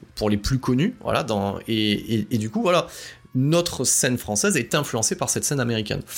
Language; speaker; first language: French; native; French